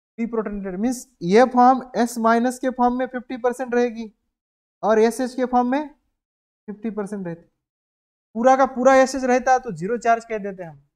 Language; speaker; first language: Hindi; native; Hindi